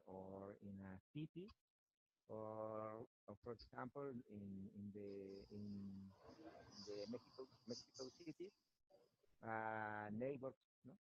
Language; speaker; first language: English; non-native, learner; Spanish